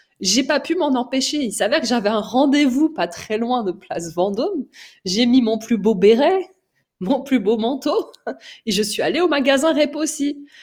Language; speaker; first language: French; native; French